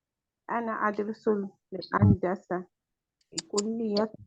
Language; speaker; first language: Arabic; non-native, learner; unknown